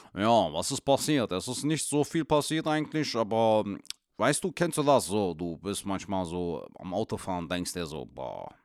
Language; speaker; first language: German; native; German